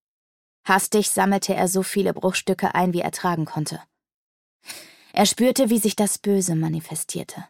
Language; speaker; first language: German; native; German